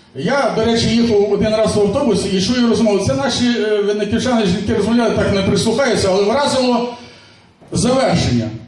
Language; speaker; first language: Ukrainian; native; Ukrainian